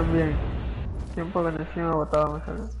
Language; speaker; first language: Spanish; native; Spanish